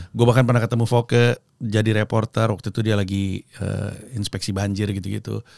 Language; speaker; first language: Indonesian; native; Indonesian